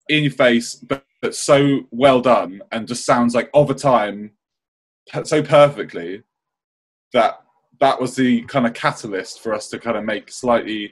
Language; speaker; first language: English; native; English